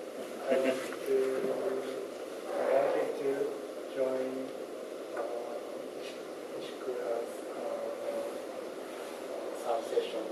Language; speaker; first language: English; non-native, learner; Japanese